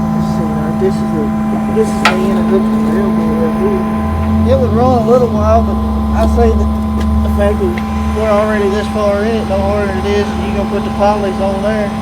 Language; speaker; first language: English; native; English